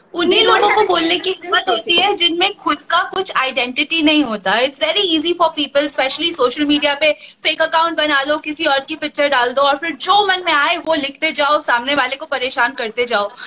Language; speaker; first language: Hindi; native; Hindi